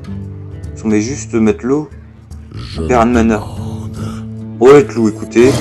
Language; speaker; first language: French; native; French